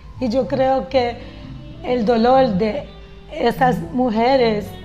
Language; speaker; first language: Spanish; early bilingual, heritage; Spanish